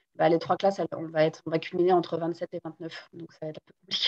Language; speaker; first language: French; non-native, local second language; Guadeloupean Creole French